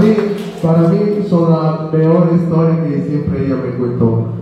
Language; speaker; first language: Spanish; non-native, learner; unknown